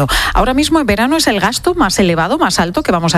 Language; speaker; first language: Spanish; native; Spanish